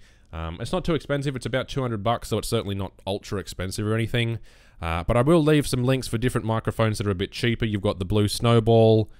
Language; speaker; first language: English; native; English